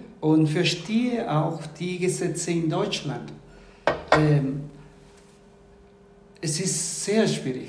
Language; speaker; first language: German; non-native, fluent; Spanish